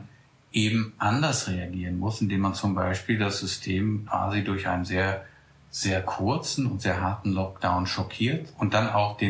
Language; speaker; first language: German; native; German